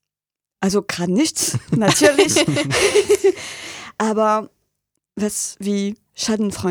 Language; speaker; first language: German; non-native, fluent; French